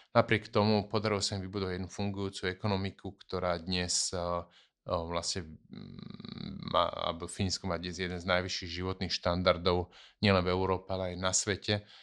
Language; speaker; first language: Slovak; native; Slovak